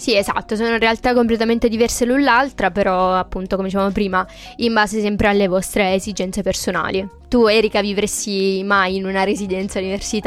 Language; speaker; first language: Italian; native; Italian